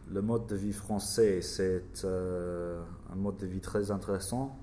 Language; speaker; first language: French; non-native, learner; English